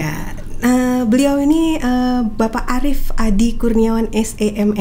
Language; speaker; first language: Indonesian; native; Indonesian